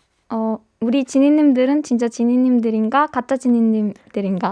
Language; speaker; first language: Korean; non-native, fluent; Persian